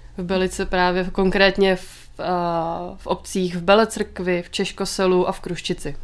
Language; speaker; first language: Czech; native; Czech